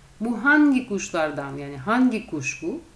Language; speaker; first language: Turkish; non-native, fluent; Russian